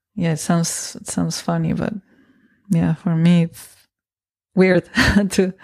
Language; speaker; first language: English; non-native, fluent; Spanish